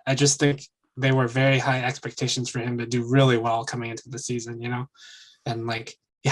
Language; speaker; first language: English; native; English